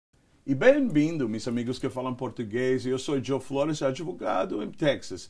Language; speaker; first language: Portuguese; non-native, learner; Spanish